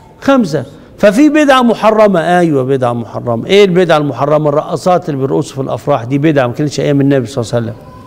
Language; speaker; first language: Arabic; native; Arabic